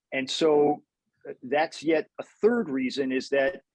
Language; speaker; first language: English; native; English